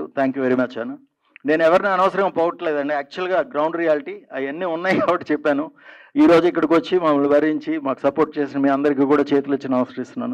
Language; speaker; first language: Telugu; native; Telugu